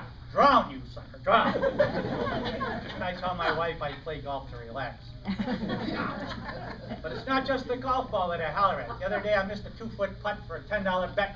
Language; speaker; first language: English; native; English